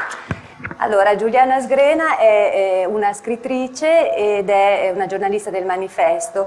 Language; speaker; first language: Italian; native; Italian